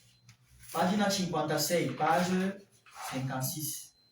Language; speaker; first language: Italian; non-native, fluent; French